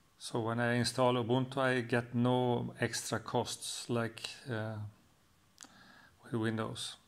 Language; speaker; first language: English; non-native, fluent; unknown